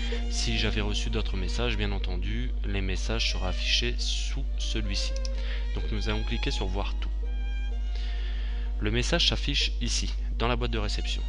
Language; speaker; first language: French; native; French